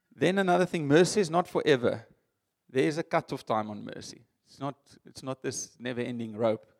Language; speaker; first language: English; non-native, local second language; Afrikaans